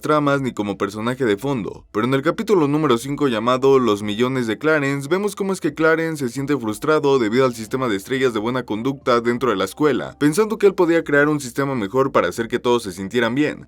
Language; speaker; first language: Spanish; native; Spanish